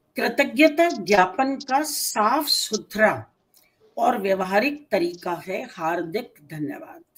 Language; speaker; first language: Hindi; native; Hindi